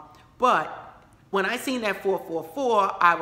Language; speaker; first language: English; native; English